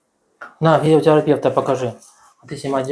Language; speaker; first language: Russian; native; Russian